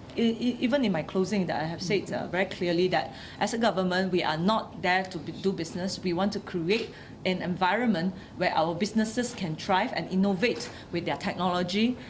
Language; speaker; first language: English; non-native, local second language; Chinese